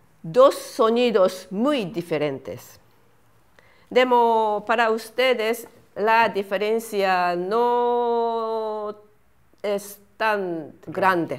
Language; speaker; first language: Spanish; non-native, fluent; Japanese